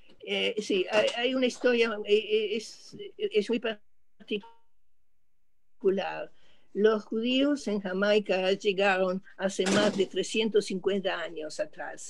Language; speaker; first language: Spanish; non-native, fluent; French